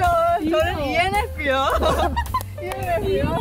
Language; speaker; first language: Korean; non-native, fluent; Indonesian